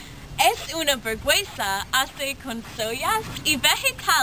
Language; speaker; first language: Spanish; non-native, learner; English